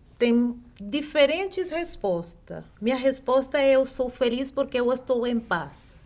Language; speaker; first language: Portuguese; non-native, fluent; Spanish